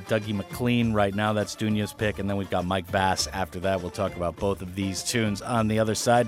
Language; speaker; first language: English; native; English